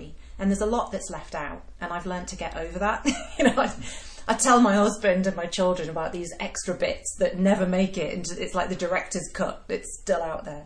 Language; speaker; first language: English; native; English